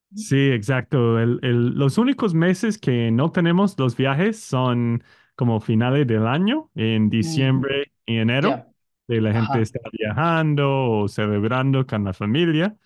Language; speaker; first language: Spanish; non-native, fluent; English